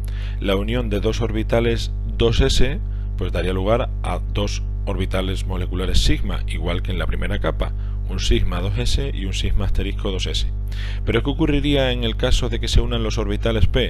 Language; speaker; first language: Spanish; native; Spanish